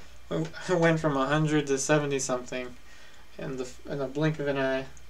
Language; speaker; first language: English; early bilingual, other home language; Spanish